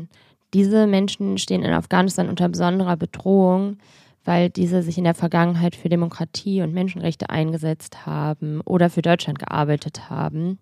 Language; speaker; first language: German; native; German